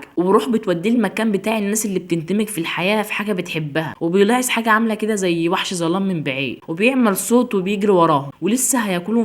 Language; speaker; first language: Arabic; native; Arabic